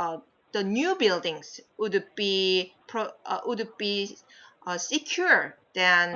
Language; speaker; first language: English; non-native, fluent; Korean